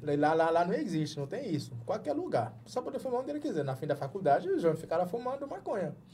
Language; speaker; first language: Portuguese; non-native, fluent; Jamaican Creole English